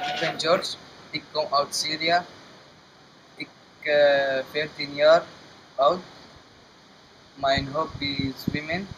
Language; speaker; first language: Dutch; non-native, learner; Arabic